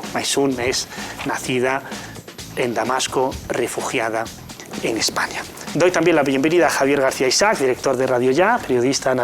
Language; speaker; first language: Spanish; native; Spanish